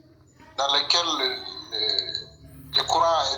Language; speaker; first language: French; non-native, local second language; Bambara